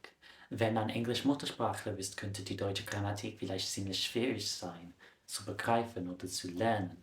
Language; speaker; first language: German; non-native, fluent; English